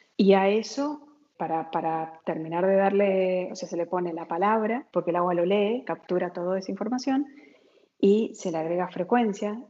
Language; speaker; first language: Spanish; native; Spanish